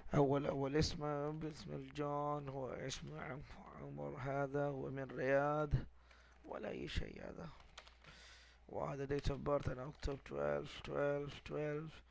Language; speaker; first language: Arabic; non-native, learner; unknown